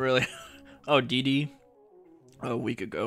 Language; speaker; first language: English; native; English